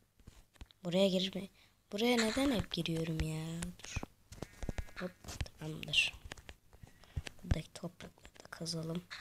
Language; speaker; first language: Turkish; native; Turkish